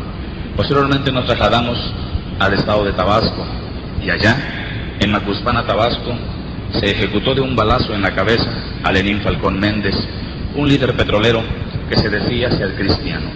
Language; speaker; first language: Spanish; native; Spanish